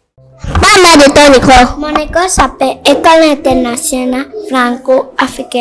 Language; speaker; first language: French; non-native, learner; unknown